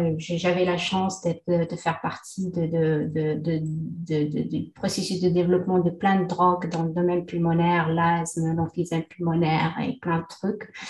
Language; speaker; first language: French; non-native, local second language; Arabic